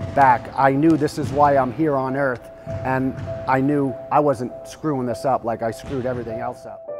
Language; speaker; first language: English; native; English